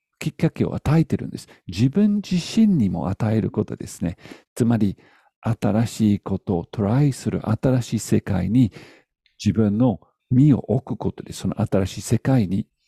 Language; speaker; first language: Japanese; non-native, fluent; English